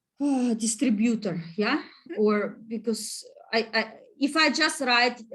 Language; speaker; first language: English; non-native, learner; Russian